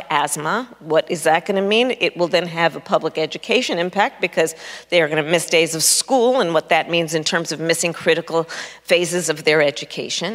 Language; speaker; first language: English; native; English